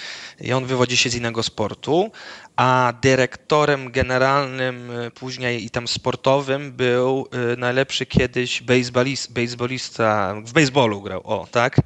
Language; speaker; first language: Polish; early bilingual, other home language; Dutch